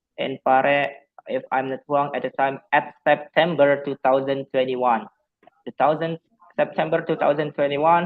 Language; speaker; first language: English; non-native, fluent; Javanese